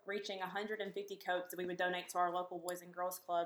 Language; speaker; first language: English; native; English